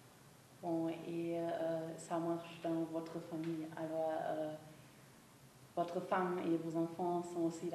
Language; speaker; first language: French; non-native, fluent; German